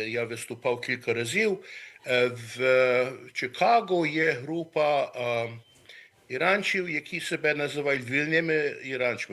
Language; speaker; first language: Ukrainian; early bilingual, heritage; Ukrainian